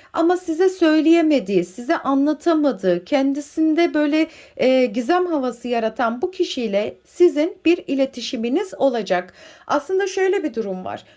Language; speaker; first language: Turkish; native; Turkish